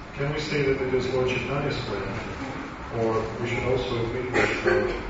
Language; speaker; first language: English; non-native, fluent; Russian